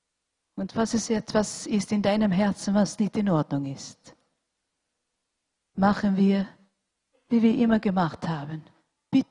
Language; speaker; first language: German; non-native, fluent; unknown